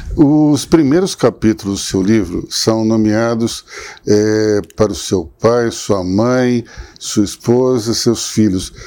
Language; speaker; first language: Portuguese; native; Portuguese